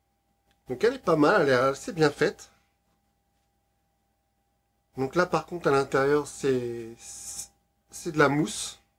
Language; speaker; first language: French; native; French